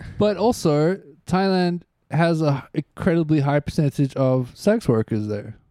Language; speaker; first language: English; native; English